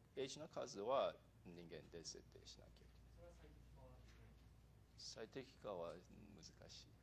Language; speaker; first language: Japanese; non-native, fluent; English